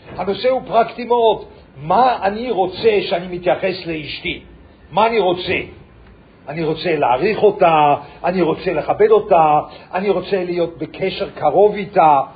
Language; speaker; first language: Hebrew; non-native, fluent; English